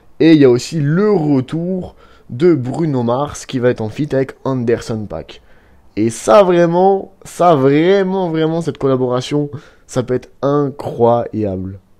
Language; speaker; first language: French; native; French